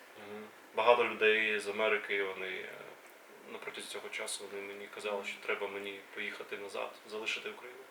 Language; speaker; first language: Ukrainian; native; Ukrainian